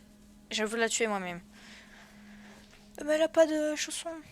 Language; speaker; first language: French; native; French